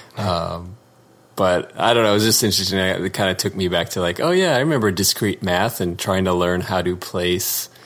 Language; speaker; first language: English; native; English